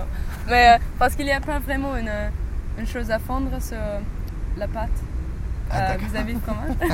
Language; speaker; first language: French; non-native, fluent; English